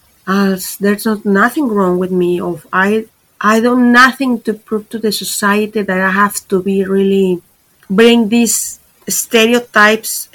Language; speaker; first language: English; non-native, fluent; Spanish